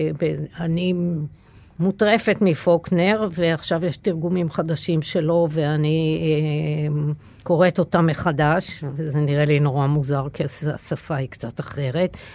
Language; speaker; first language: Hebrew; native; Hebrew